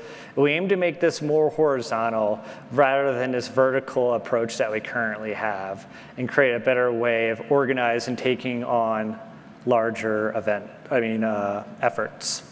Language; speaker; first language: English; native; English